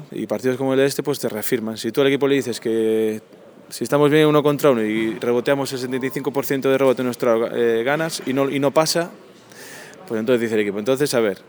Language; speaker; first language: Spanish; native; Spanish